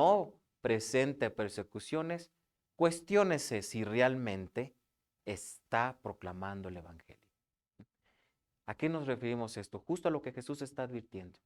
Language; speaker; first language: Spanish; native; Spanish